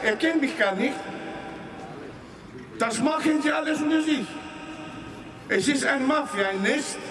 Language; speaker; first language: German; non-native, fluent; Greek